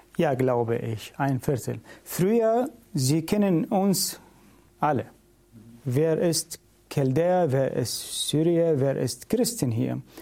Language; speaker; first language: German; non-native, learner; Syriac